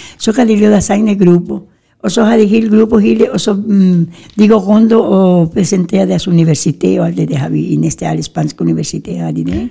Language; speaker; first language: Danish; non-native, fluent; Spanish